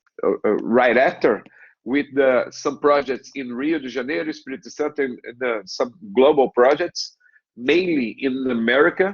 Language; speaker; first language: English; non-native, learner; Portuguese